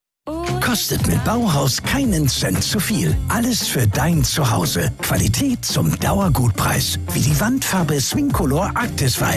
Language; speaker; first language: German; native; German